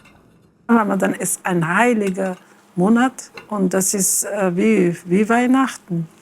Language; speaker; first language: German; non-native, learner; Arabic